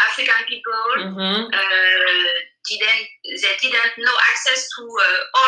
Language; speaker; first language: English; non-native, learner; French